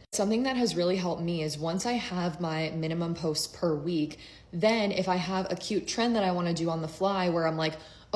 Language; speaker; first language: English; native; English